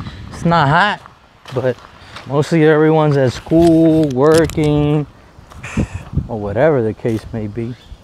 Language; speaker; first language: English; early bilingual, other home language; Spanish